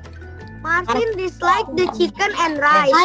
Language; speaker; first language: English; non-native, learner; Indonesian